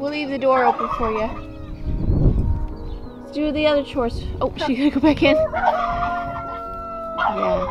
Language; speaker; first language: English; native; English